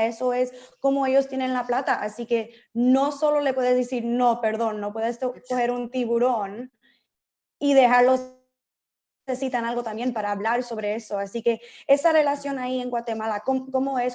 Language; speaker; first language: Spanish; early bilingual, heritage; Spanish